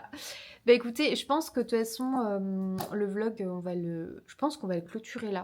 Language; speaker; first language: French; native; French